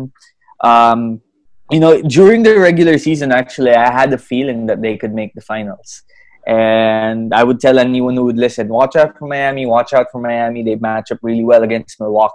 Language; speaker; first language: English; non-native, local second language; Filipino